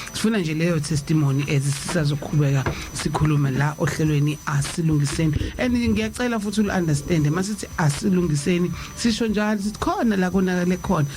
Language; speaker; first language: Zulu; native; Zulu